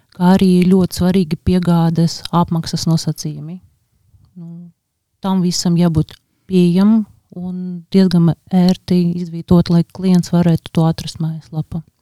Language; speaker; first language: Latvian; non-native, local second language; Russian